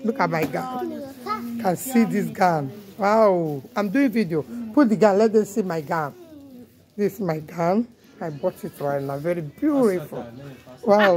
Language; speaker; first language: English; non-native, local second language; Igbo